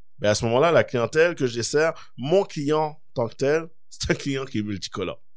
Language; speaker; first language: French; early bilingual, other home language; Kabyle